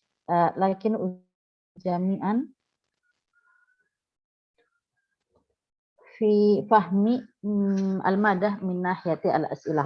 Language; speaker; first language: Arabic; non-native, fluent; Indonesian